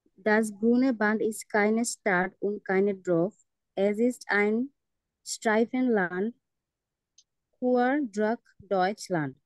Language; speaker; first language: German; non-native, learner; Bangla